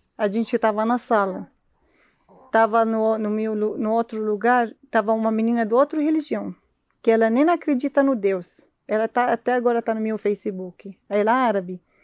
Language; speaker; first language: Portuguese; non-native, learner; Arabic